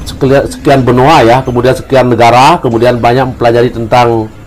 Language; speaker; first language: Indonesian; native; Indonesian